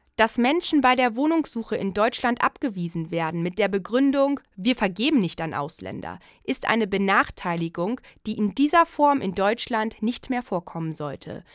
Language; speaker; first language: German; native; German